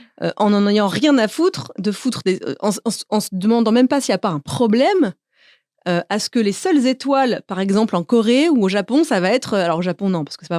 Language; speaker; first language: French; native; French